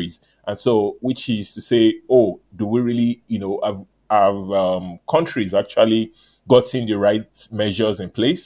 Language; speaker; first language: English; non-native, local second language; Yoruba